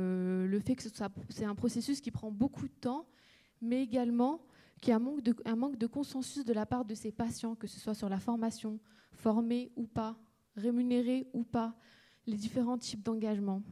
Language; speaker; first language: French; native; French